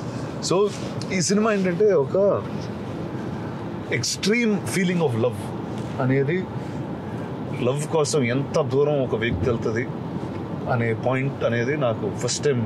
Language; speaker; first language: Telugu; native; Telugu